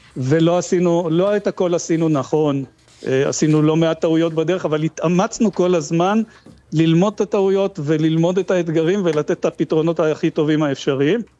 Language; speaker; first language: Hebrew; native; Hebrew